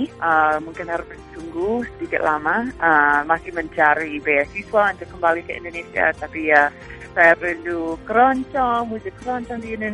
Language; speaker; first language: Indonesian; non-native, fluent; English